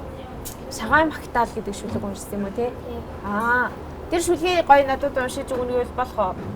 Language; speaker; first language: Mongolian; native; Mongolian